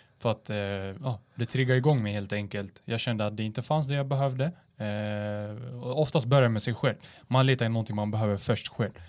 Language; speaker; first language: Swedish; early bilingual, other home language; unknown